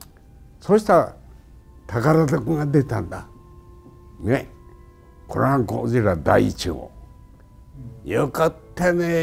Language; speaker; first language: Japanese; native; Japanese